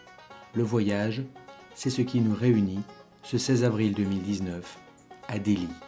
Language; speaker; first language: French; native; French